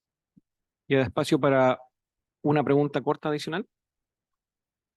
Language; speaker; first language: Spanish; native; Spanish